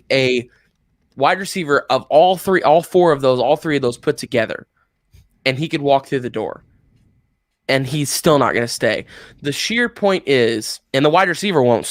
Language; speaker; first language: English; native; English